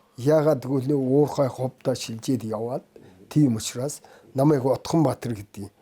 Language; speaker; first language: Mongolian; non-native, local second language; Kazakh